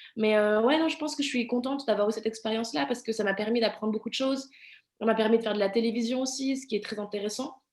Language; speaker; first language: French; early bilingual, other home language; Vietnamese